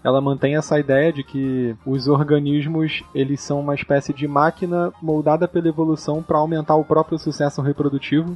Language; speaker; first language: Portuguese; native; Portuguese